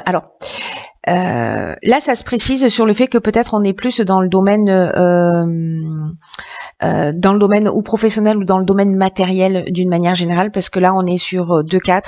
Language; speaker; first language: French; native; French